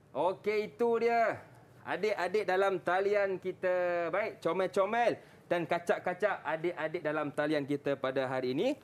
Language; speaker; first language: Malay; native; Malay